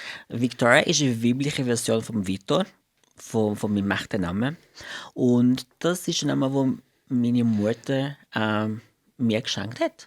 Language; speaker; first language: German; non-native, fluent; Portuguese